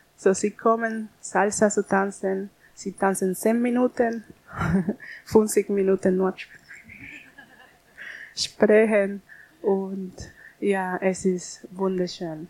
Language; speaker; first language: German; non-native, learner; Spanish